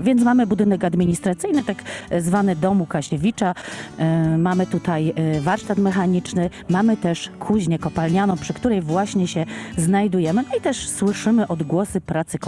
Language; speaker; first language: Polish; native; Polish